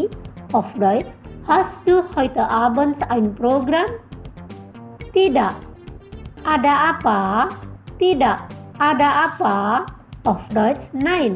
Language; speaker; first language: German; non-native, fluent; Indonesian